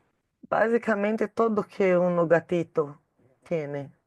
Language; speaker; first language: Spanish; non-native, learner; Portuguese